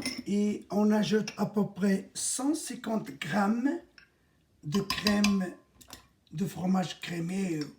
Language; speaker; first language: French; non-native, local second language; Arabic